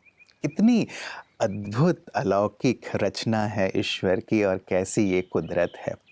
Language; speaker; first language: Hindi; native; Hindi